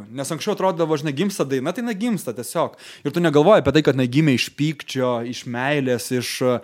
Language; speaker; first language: Lithuanian; native; Lithuanian